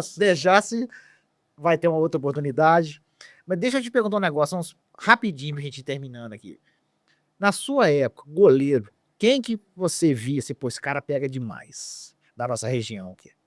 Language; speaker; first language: Portuguese; native; Portuguese